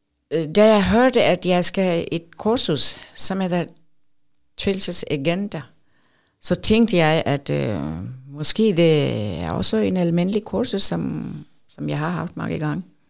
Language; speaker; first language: Danish; non-native, fluent; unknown